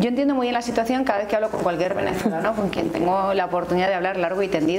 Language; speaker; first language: Spanish; native; Spanish